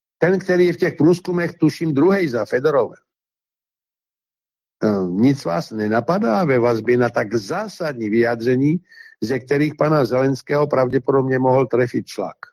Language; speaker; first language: Czech; native; Czech